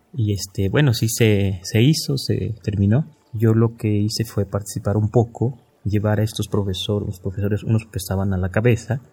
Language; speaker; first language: Spanish; native; Spanish